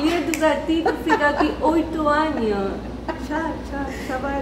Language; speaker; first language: Portuguese; non-native, learner; Spanish